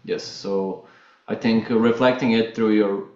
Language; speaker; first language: English; non-native, fluent; Latvian